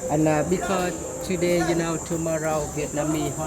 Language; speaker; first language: English; non-native, learner; Vietnamese